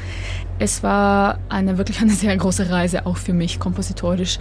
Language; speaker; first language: German; non-native, fluent; Croatian